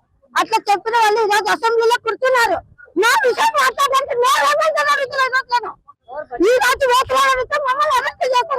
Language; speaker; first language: Telugu; native; Telugu